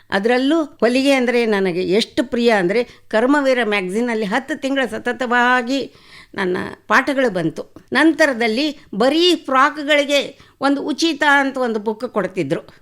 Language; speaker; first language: Kannada; native; Kannada